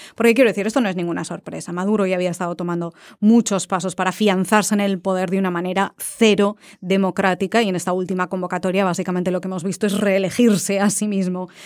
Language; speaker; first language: Spanish; native; Spanish